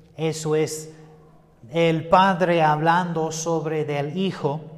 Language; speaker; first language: Spanish; non-native, fluent; English